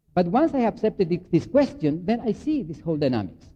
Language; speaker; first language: English; non-native, fluent; Spanish